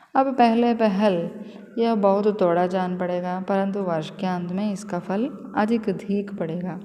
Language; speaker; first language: Hindi; non-native, local second language; Telugu